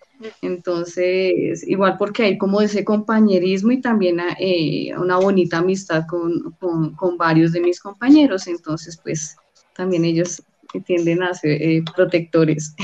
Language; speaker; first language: Spanish; native; Spanish